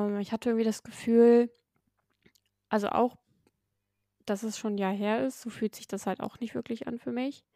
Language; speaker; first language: German; native; German